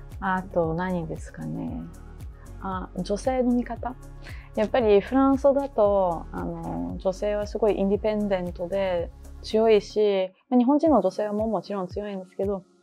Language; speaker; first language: Japanese; early bilingual, heritage; Japanese